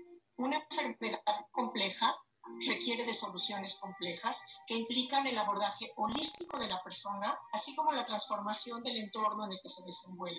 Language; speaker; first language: Spanish; native; Spanish